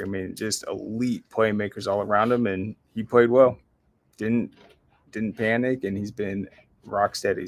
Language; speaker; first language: English; native; English